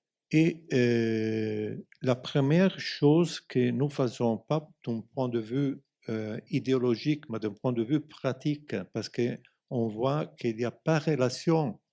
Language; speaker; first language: French; non-native, fluent; Italian